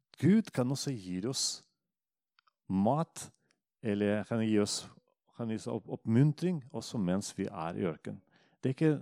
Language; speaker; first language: Norwegian; non-native, fluent; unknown